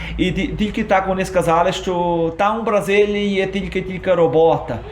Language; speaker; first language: Ukrainian; early bilingual, heritage; Ukrainian